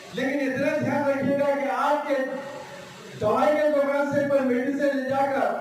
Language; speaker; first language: Hindi; non-native, local second language; Bangla